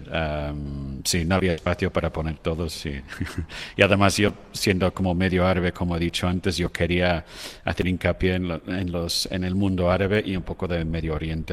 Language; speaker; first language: Spanish; non-native, fluent; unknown